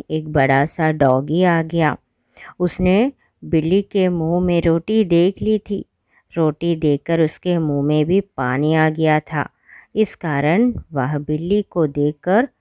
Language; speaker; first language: Hindi; non-native, local second language; Malayalam